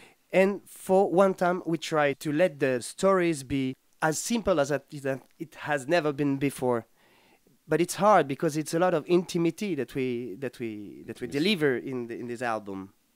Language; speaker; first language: English; non-native, fluent; French